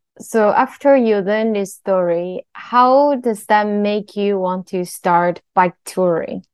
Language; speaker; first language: English; non-native, learner; Chinese